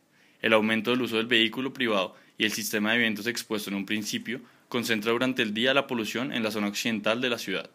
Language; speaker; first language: Spanish; native; Spanish